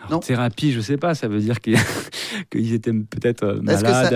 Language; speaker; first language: French; native; French